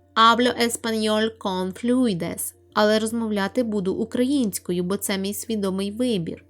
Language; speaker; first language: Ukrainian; non-native, local second language; Russian